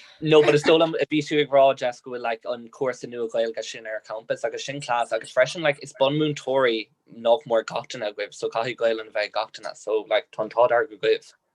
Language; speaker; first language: Irish; non-native, local second language; English